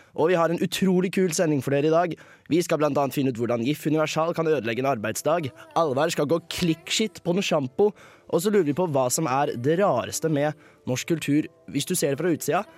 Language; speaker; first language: Norwegian; native; Norwegian